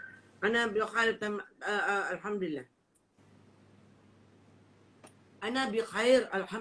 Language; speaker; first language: Arabic; non-native, learner; Malay